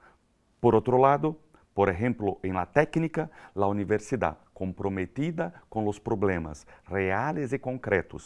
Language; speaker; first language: Spanish; non-native, learner; Portuguese